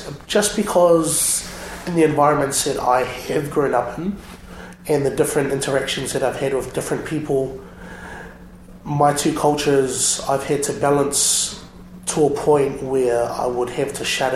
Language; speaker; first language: English; native; English